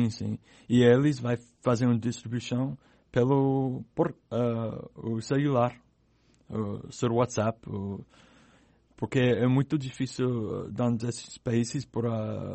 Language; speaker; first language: Portuguese; non-native, learner; English